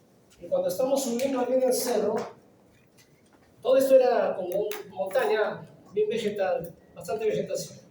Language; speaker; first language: Spanish; native; Spanish